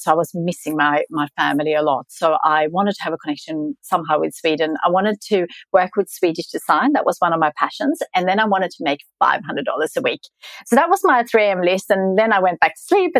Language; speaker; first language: English; non-native, fluent; Swedish